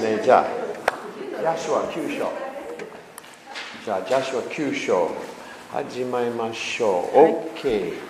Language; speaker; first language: Japanese; non-native, learner; English